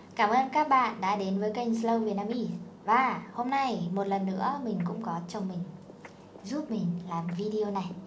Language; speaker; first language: Vietnamese; native; Vietnamese